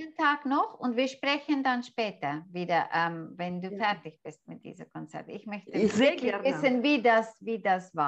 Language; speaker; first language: German; non-native, fluent; English